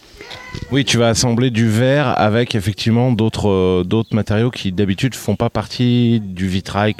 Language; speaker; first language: French; native; French